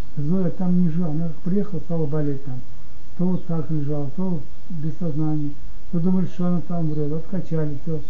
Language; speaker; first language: Russian; non-native, local second language; Crimean Tatar